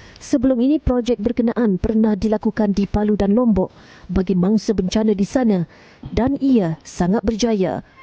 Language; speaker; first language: Malay; native; Malay